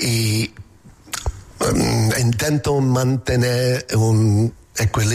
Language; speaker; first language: Spanish; non-native, learner; English